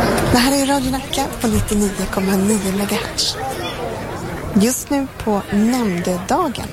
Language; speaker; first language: Swedish; native; Swedish